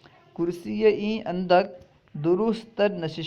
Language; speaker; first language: Persian; non-native, fluent; Urdu